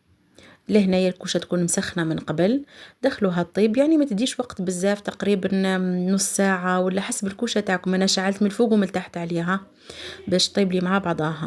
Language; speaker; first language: Arabic; native; Arabic